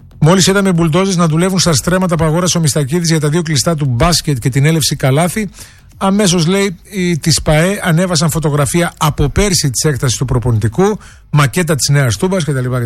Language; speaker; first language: Greek; early bilingual, other home language; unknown